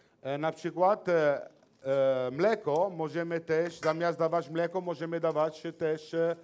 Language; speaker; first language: Polish; non-native, learner; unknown